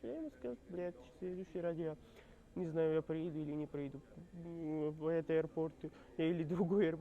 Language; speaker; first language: Russian; non-native, learner; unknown